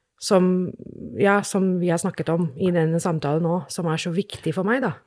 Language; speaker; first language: Norwegian; non-native, fluent; English